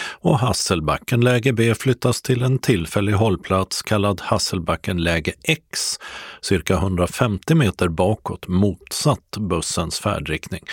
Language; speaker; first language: Swedish; native; Swedish